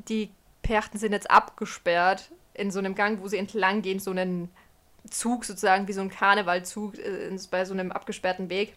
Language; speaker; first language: German; early bilingual, other home language; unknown